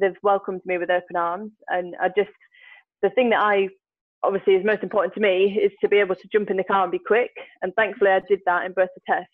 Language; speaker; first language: English; native; English